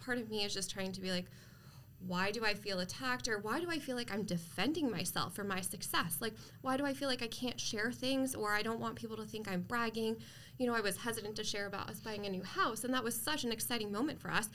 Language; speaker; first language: English; native; English